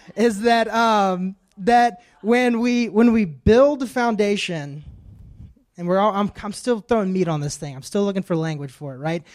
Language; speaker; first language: English; native; English